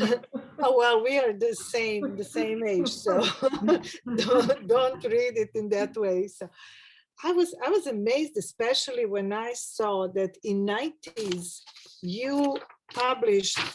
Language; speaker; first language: English; non-native, fluent; Serbian